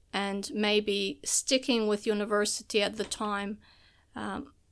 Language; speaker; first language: English; non-native, fluent; Albanian